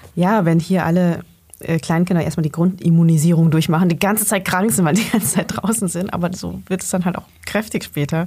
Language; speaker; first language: German; early bilingual, other home language; Vietnamese